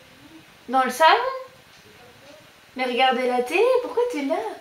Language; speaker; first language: French; native; French